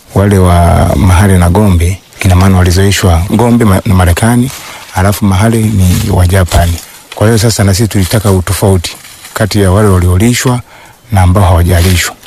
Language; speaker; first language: Swahili; native; Swahili